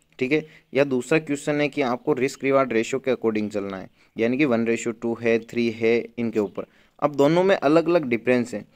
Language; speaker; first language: Hindi; native; Hindi